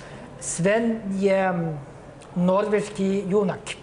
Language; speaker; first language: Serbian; non-native, fluent; Norwegian